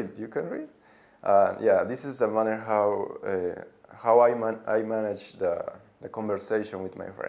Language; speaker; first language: English; non-native, learner; Spanish